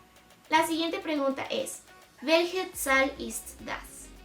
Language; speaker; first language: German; non-native, fluent; Spanish